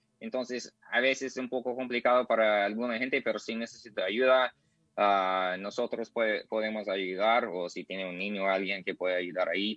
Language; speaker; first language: Spanish; non-native, learner; English